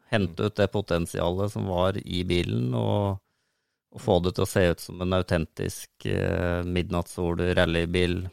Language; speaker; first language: Norwegian; native; Norwegian